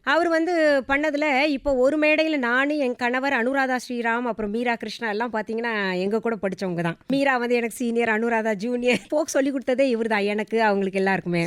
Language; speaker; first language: Tamil; non-native, local second language; Hindi